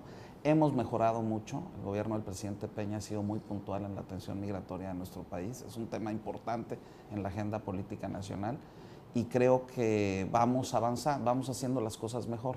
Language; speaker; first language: Spanish; native; Spanish